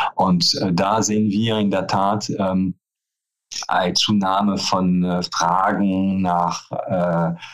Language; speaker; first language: German; non-native, fluent; French